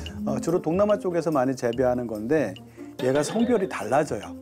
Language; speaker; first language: Korean; native; Korean